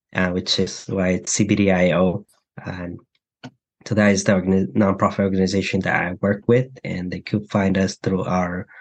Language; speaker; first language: English; early bilingual, other home language; Mixtepec Mixtec